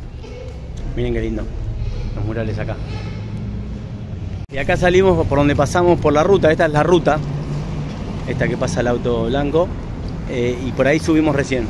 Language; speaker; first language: Spanish; native; Spanish